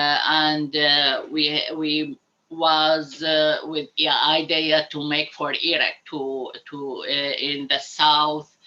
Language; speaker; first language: English; non-native, learner; Arabic